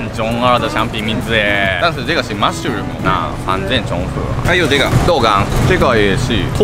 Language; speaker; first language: Chinese; non-native, fluent; Japanese